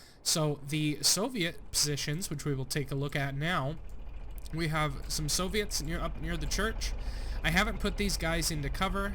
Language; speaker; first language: English; native; English